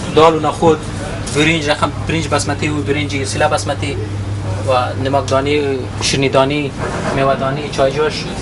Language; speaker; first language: Persian; native; Persian